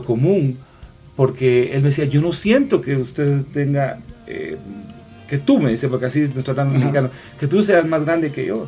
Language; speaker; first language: Spanish; native; Spanish